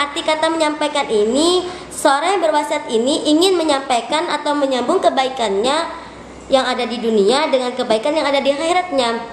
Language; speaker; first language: Indonesian; native; Indonesian